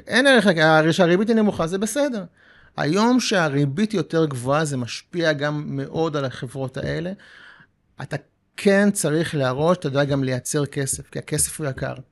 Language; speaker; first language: Hebrew; native; Hebrew